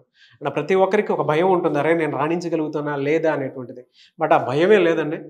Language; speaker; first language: Telugu; native; Telugu